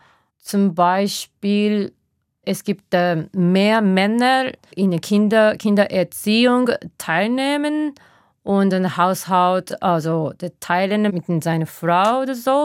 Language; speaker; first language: German; non-native, fluent; Japanese